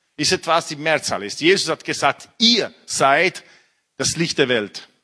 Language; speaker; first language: German; non-native, fluent; Italian